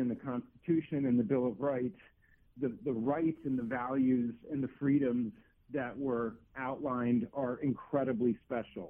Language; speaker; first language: English; native; English